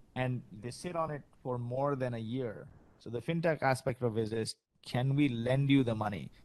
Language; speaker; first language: English; early bilingual, other home language; Arabic